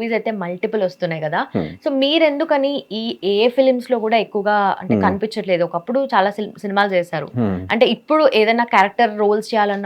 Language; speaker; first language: Telugu; native; Telugu